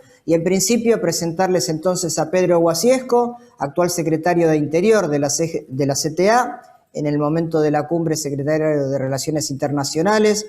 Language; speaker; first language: Spanish; native; Spanish